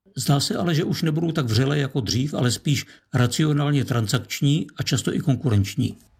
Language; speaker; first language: Czech; native; Czech